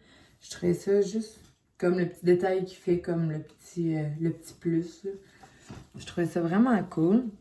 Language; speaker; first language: French; native; French